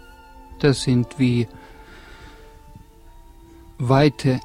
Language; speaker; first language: German; non-native, fluent; Estonian